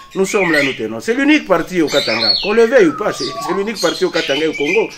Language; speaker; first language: French; non-native, local second language; Swahili